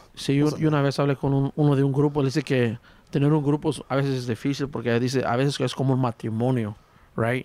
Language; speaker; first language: Spanish; native; Spanish